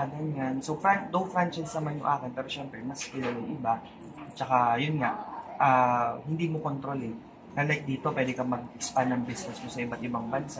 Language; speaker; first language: Filipino; native; Filipino